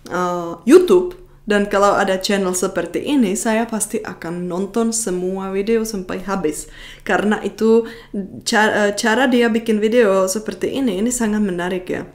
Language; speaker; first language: Indonesian; non-native, fluent; Czech